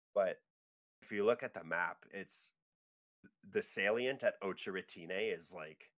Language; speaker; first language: English; native; English